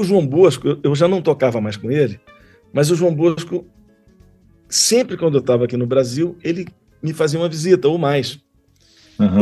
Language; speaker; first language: Portuguese; native; Portuguese